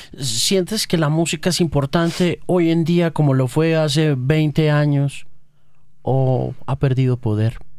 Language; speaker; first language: Spanish; native; Spanish